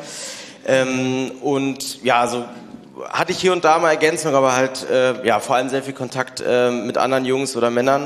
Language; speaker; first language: German; native; German